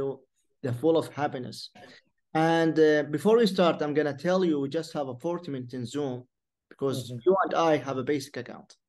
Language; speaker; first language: English; non-native, fluent; Arabic